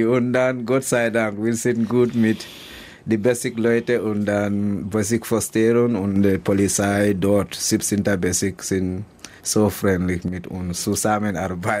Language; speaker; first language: German; non-native, learner; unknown